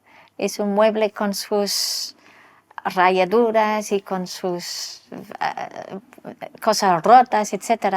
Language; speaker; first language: Spanish; non-native, local second language; English